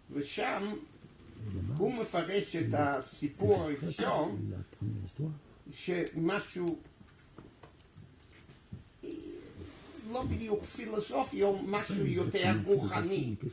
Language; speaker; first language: Hebrew; non-native, fluent; English